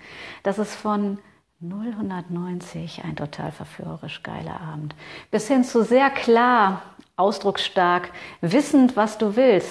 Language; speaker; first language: German; native; German